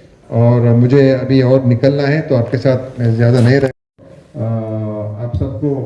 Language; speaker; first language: Hindi; non-native, local second language; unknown